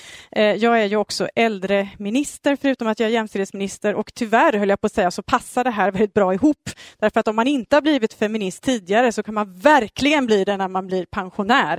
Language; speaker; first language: Swedish; native; Swedish